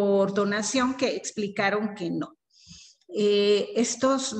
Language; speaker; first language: Spanish; native; Spanish